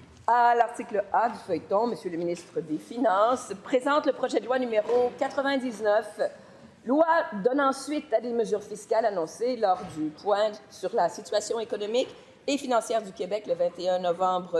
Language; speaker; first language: French; native; French